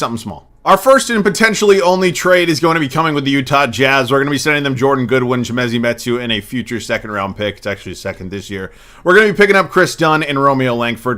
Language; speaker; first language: English; native; English